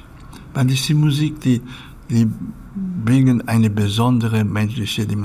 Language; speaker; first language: German; non-native, learner; Catalan